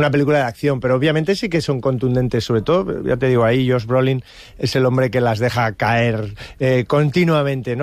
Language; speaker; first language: Spanish; native; Spanish